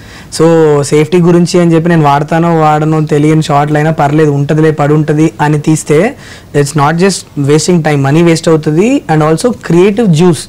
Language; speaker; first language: Telugu; native; Telugu